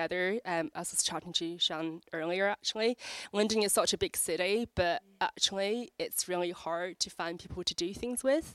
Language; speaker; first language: English; native; English